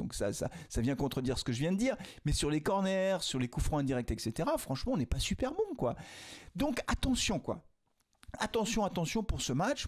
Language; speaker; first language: French; native; French